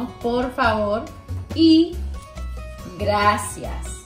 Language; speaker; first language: Spanish; non-native, fluent; English